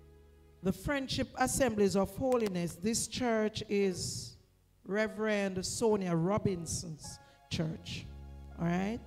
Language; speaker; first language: English; non-native, local second language; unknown